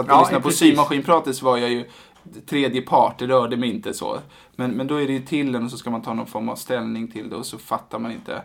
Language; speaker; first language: Swedish; native; Swedish